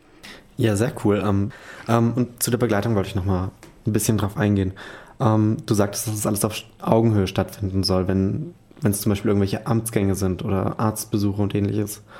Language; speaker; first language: German; native; German